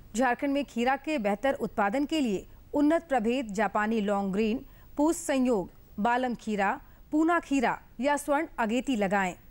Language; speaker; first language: Hindi; native; Hindi